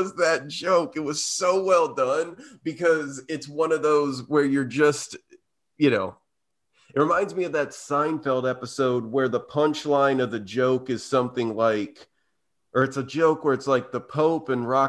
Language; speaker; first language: English; native; English